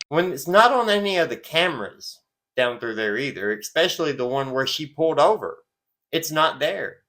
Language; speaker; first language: English; native; English